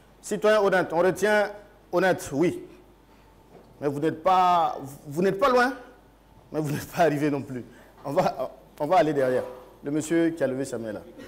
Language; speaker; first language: French; non-native, local second language; Mossi